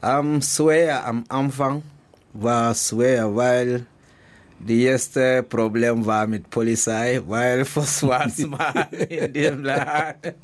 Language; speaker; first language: German; non-native, learner; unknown